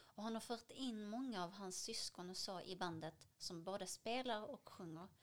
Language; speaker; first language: Swedish; early bilingual, other home language; Arabic